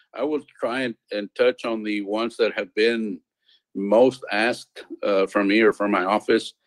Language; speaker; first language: English; early bilingual, other home language; Spanish